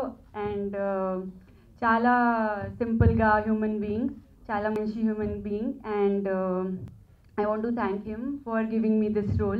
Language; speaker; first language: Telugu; non-native, learner; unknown